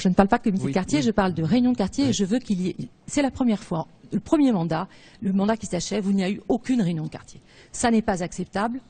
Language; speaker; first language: French; native; French